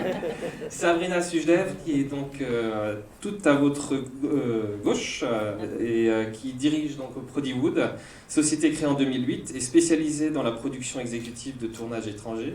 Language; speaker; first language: French; native; French